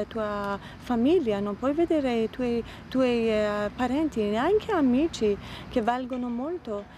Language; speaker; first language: Italian; non-native, fluent; Persian